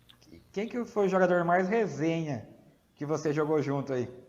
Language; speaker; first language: Portuguese; native; Portuguese